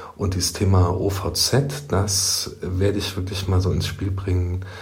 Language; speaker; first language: German; native; German